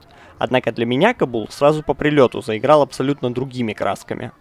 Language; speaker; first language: Russian; native; Russian